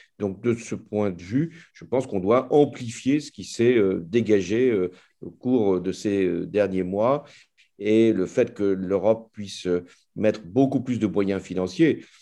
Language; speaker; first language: French; native; French